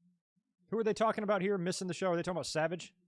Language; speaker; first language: English; native; English